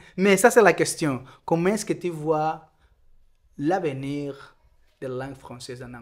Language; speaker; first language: French; non-native, fluent; Portuguese